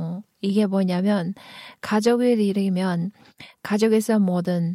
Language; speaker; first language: Korean; non-native, learner; Kyrgyz